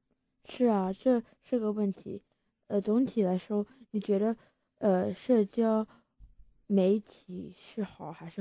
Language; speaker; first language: Chinese; early bilingual, heritage; Chinese